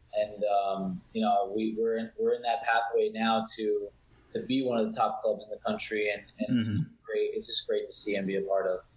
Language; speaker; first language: English; early bilingual, other home language; Italian